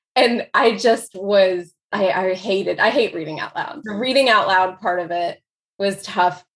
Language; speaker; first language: English; native; English